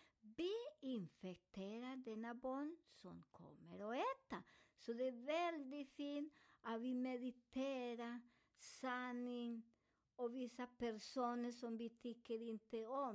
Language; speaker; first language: Swedish; non-native, fluent; Spanish